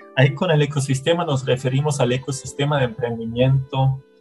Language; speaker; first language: Spanish; non-native, fluent; German